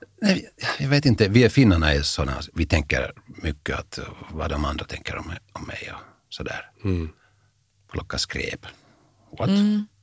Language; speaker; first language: Swedish; non-native, fluent; Finnish